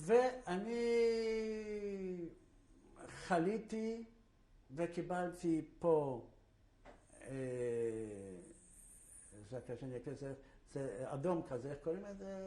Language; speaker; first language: Hebrew; non-native, fluent; Polish